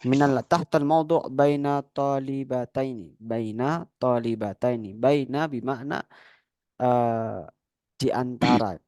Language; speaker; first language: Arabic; non-native, fluent; Indonesian